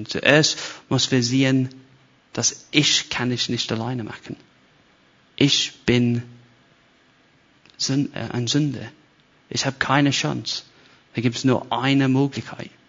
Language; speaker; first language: German; non-native, fluent; English